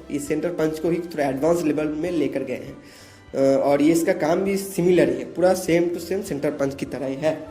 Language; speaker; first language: Hindi; non-native, local second language; Bangla